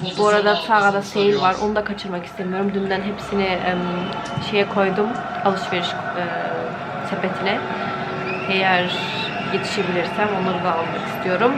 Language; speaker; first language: Turkish; early bilingual, heritage; Turkish